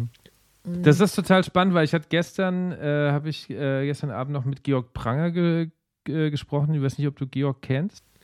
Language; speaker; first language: German; native; German